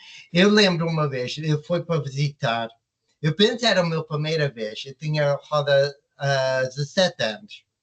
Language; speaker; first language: Portuguese; early bilingual, heritage; Portuguese